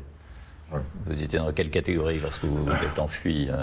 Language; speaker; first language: French; native; French